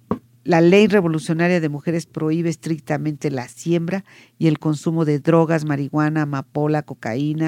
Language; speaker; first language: Spanish; native; Spanish